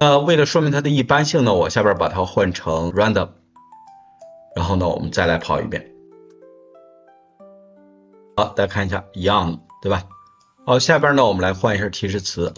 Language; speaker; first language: Chinese; native; Chinese